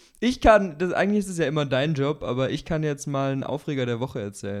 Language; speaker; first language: German; native; German